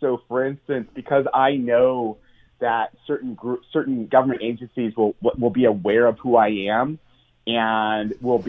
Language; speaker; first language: English; native; English